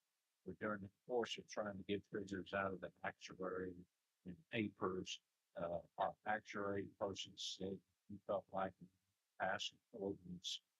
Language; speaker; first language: English; native; English